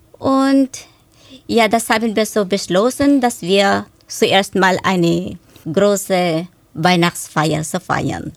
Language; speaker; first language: German; non-native, fluent; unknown